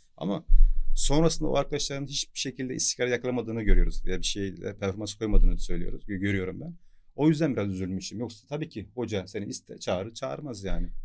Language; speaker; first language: Turkish; native; Turkish